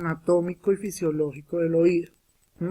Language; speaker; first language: Spanish; native; Spanish